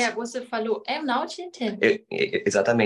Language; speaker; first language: Portuguese; non-native, learner; German